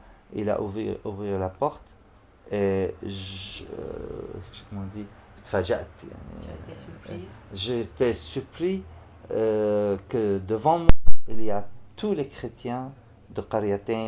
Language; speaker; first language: French; non-native, fluent; Arabic